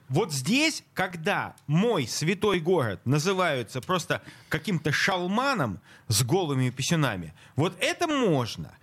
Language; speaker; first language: Russian; native; Russian